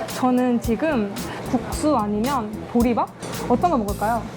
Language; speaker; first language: Korean; native; Korean